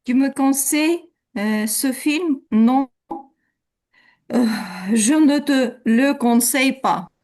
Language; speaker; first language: French; non-native, learner; Ukrainian